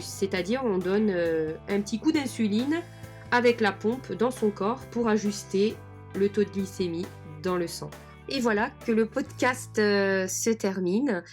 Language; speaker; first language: French; native; French